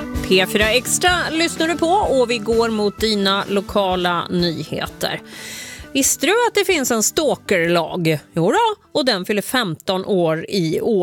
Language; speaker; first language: Swedish; native; Swedish